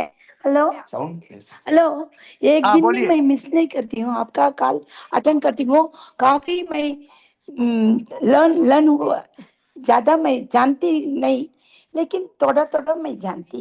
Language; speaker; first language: Hindi; non-native, local second language; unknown